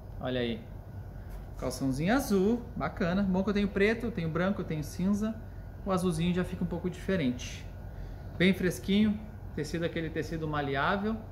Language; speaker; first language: Portuguese; native; Portuguese